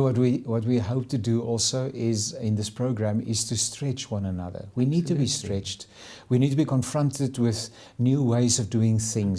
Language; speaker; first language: English; non-native, local second language; Afrikaans